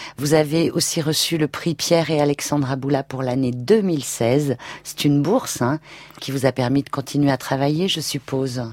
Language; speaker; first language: French; native; French